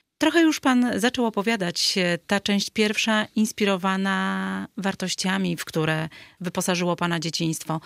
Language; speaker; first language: Polish; native; Polish